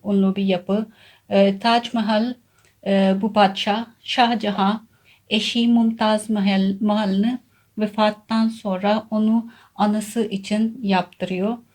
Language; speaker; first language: Turkish; non-native, fluent; Urdu